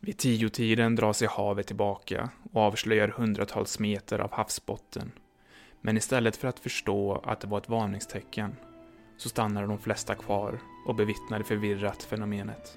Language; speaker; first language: Swedish; native; Swedish